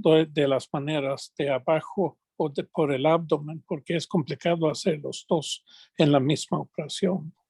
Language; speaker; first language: Spanish; non-native, fluent; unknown